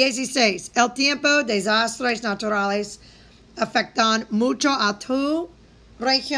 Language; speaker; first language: Spanish; non-native, fluent; English